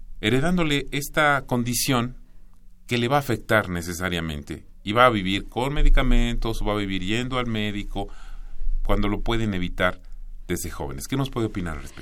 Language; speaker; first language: Spanish; native; Spanish